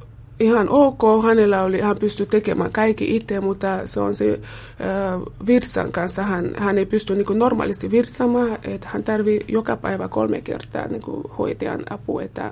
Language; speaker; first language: Finnish; non-native, fluent; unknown